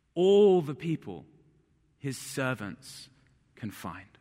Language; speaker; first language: English; native; English